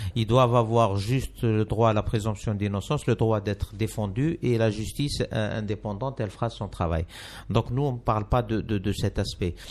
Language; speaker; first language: French; non-native, local second language; Arabic